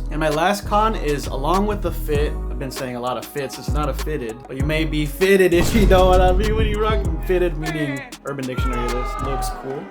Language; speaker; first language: English; native; English